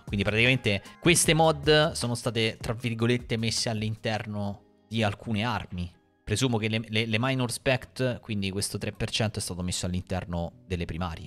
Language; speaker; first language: Italian; native; Italian